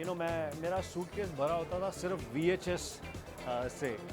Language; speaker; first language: Hindi; native; Hindi